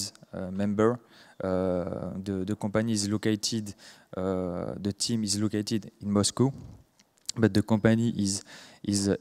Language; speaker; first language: English; non-native, fluent; French